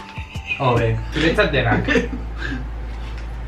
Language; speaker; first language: Basque; non-native, local second language; Spanish